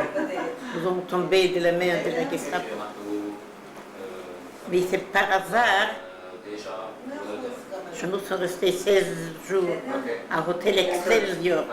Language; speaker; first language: French; non-native, learner; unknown